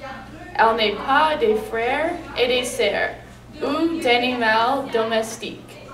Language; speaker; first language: French; non-native, learner; English